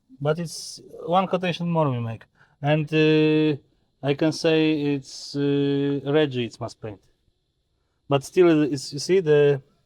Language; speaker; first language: English; non-native, learner; Polish